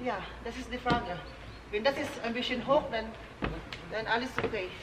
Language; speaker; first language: German; non-native, learner; Filipino